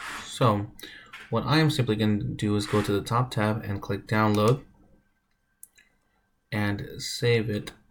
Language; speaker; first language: English; native; English